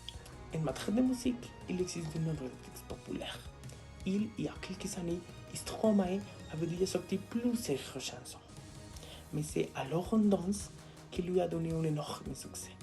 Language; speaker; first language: French; non-native, fluent; Spanish